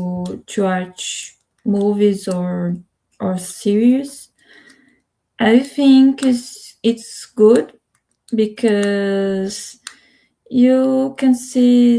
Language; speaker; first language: English; non-native, learner; Spanish